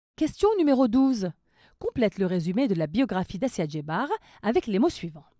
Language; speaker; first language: French; non-native, local second language; Arabic